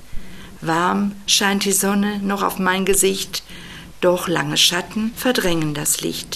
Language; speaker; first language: German; native; German